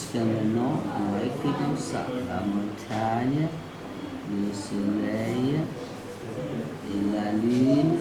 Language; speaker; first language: French; non-native, learner; Chinese